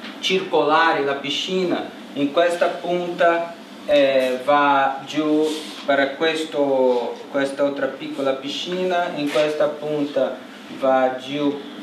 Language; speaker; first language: Italian; non-native, learner; Portuguese